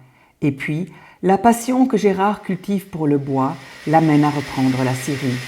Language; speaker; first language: French; native; French